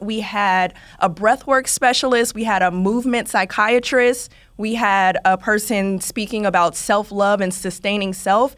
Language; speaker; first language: English; native; English